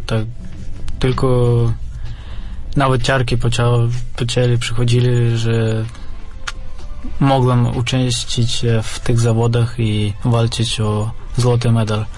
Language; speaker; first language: Polish; non-native, fluent; Russian